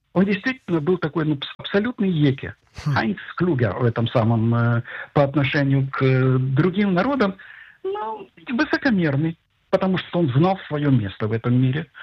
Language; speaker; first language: Russian; native; Russian